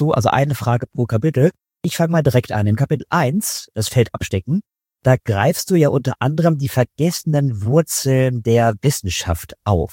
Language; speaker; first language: German; native; German